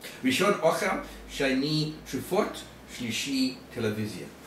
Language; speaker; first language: Hebrew; non-native, learner; English